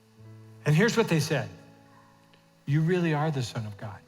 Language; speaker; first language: English; native; English